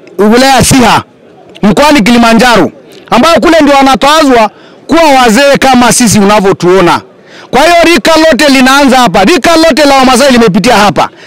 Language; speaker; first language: Swahili; non-native, local second language; Masai